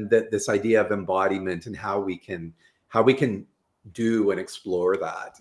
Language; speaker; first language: English; native; English